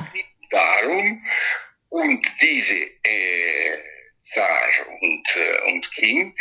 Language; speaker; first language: German; non-native, fluent; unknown